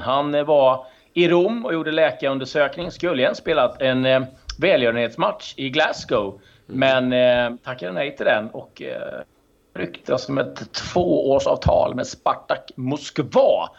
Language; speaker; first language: Swedish; native; Swedish